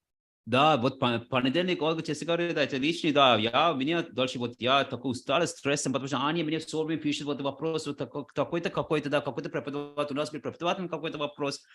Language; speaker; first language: Russian; non-native, fluent; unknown